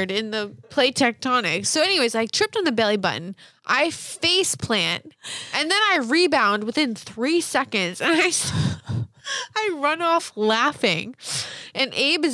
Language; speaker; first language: English; native; English